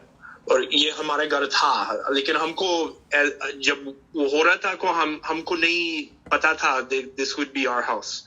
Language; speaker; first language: Hindi; early bilingual, heritage; Hindi